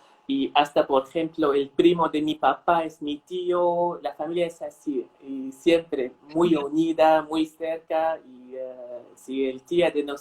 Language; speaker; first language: Spanish; non-native, fluent; Arabic